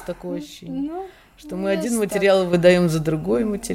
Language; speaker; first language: Russian; native; Russian